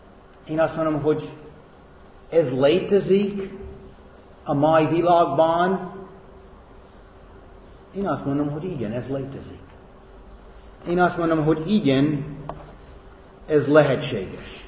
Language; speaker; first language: Hungarian; non-native, fluent; English